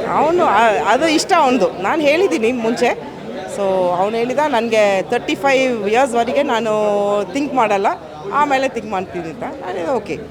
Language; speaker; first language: Kannada; non-native, fluent; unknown